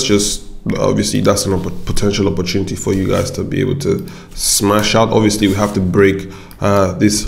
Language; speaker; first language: English; non-native, local second language; Yoruba